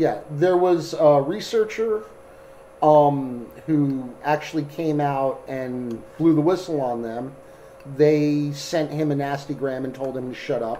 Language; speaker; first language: English; native; English